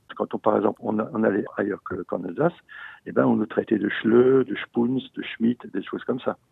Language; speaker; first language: French; non-native, local second language; Swiss German